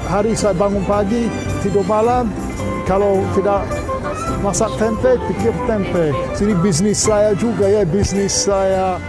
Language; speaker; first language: Indonesian; non-native, learner; English